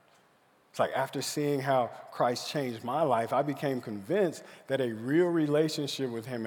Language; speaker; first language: English; native; English